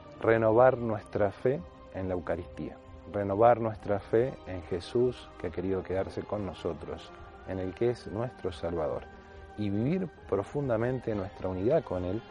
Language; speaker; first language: Spanish; native; Spanish